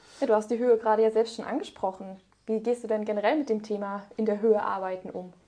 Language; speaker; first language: German; native; German